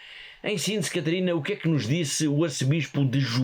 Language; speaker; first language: Portuguese; native; Portuguese